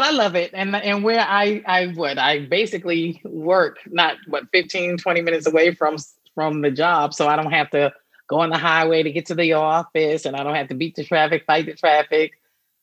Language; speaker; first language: English; native; English